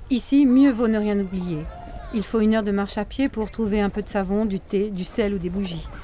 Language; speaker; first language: French; native; French